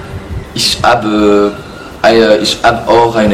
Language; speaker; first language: German; non-native, learner; French